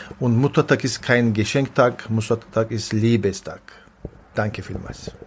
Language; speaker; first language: German; non-native, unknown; Turkish